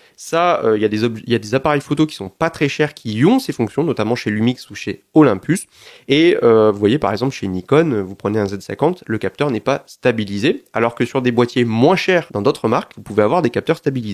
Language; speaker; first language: French; native; French